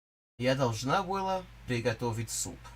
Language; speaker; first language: Russian; non-native, learner; English